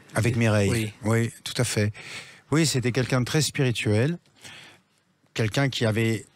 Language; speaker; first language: French; native; French